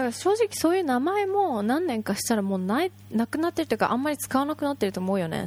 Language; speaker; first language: Japanese; native; Japanese